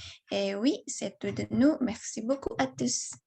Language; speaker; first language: French; non-native, learner; Indonesian